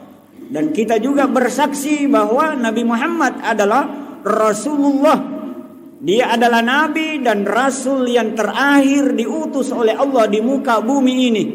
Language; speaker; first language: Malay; non-native, local second language; Buginese